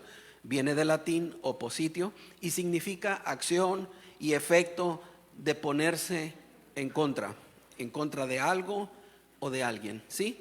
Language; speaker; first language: Spanish; native; Spanish